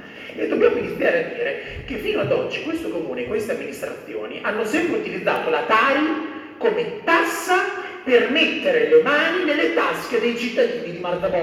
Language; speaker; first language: Italian; native; Italian